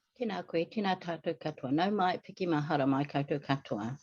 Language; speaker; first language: English; non-native, local second language; Māori